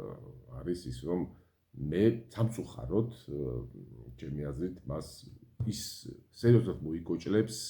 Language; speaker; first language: Georgian; native; Georgian